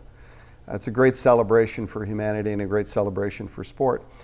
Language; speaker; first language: English; native; English